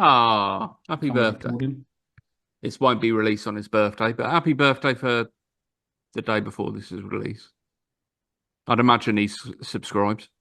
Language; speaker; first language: English; native; English